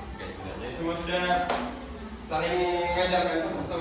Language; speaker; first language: Indonesian; native; Indonesian